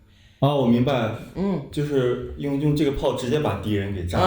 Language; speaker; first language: Chinese; native; Chinese